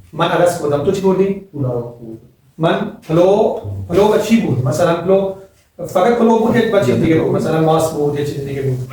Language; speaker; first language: Persian; non-native, fluent; Urdu